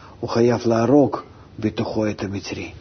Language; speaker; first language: Hebrew; non-native, fluent; Russian